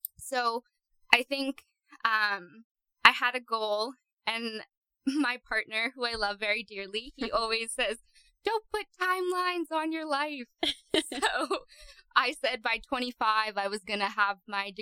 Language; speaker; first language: English; native; English